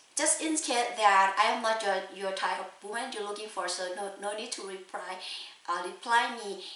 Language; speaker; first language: English; non-native, learner; Thai